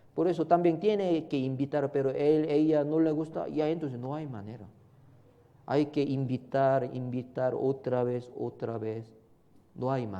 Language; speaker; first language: Spanish; non-native, learner; Korean